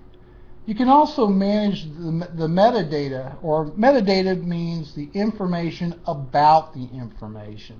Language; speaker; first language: English; native; English